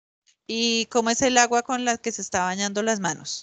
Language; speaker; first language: Spanish; native; Spanish